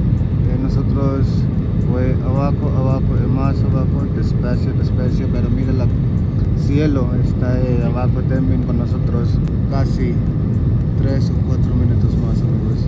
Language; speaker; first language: Spanish; non-native, learner; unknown